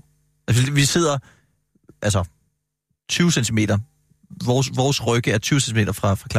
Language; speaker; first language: Danish; native; Danish